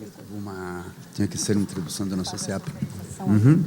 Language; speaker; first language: Portuguese; non-native, fluent; Spanish